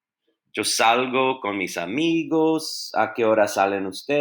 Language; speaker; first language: Spanish; non-native, fluent; English